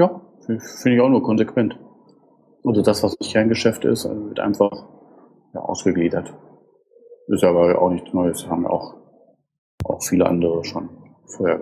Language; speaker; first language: German; native; German